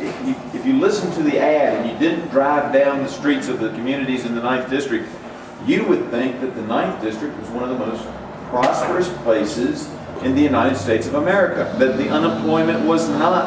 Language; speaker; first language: English; native; English